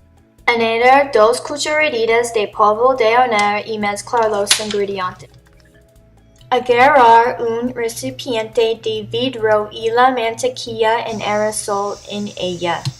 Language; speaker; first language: Spanish; non-native, learner; English